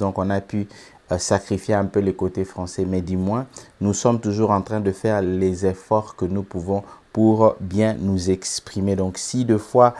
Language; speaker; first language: French; non-native, local second language; Lingala